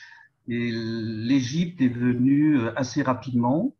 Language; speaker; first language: French; native; French